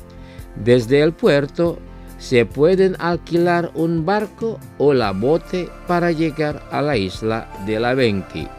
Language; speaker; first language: Spanish; non-native, fluent; Indonesian